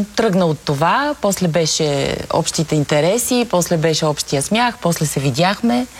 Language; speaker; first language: Bulgarian; native; Bulgarian